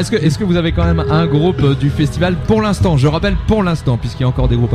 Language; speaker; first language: French; native; French